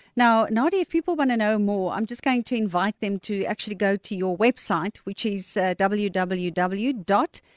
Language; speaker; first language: English; non-native, local second language; Afrikaans